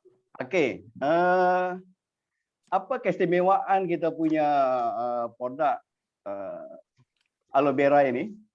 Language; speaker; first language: Malay; native; Malay